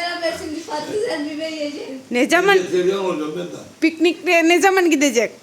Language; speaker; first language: Turkish; non-native, learner; Gujarati